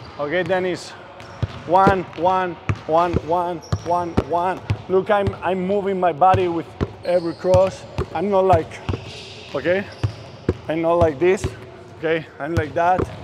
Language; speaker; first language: English; non-native, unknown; Spanish